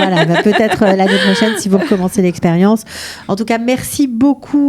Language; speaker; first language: French; native; French